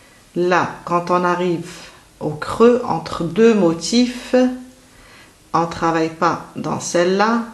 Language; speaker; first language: French; native; French